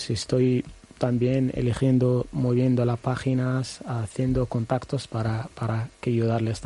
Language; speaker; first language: Spanish; non-native, learner; Arabic